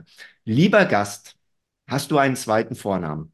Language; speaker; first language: German; native; German